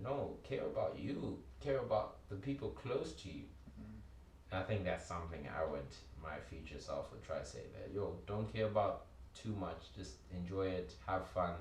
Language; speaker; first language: English; early bilingual, other home language; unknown